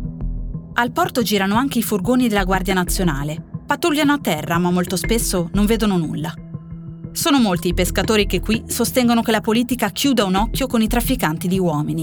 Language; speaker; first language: Italian; native; Italian